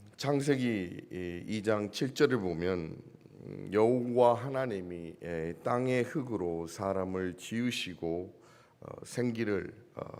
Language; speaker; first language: Korean; native; Korean